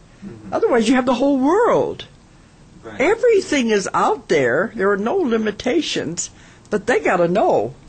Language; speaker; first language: English; native; English